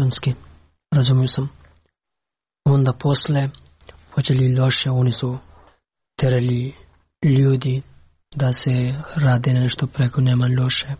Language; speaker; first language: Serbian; non-native, learner; Pashto